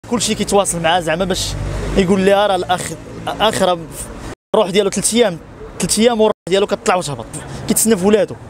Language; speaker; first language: Arabic; native; Arabic